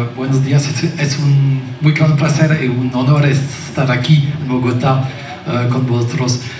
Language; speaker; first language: Spanish; non-native, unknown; French